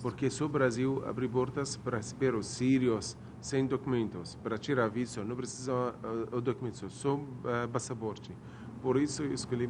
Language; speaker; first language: Portuguese; non-native, learner; Arabic